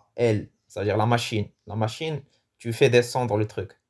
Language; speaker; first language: French; non-native, local second language; Arabic